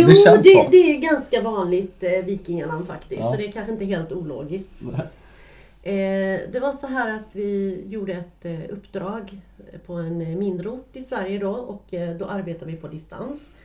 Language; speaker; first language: Swedish; native; Swedish